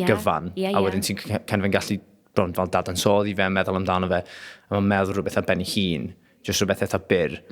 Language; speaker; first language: Welsh; non-native, local second language; English